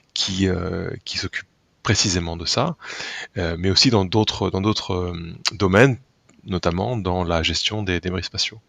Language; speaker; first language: French; native; French